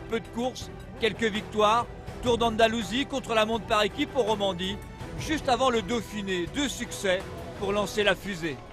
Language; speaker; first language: French; native; French